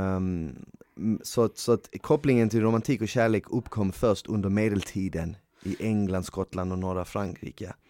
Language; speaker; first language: Swedish; native; Swedish